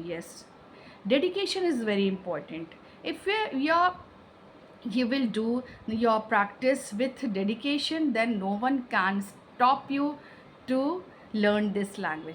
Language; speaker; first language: English; non-native, local second language; Hindi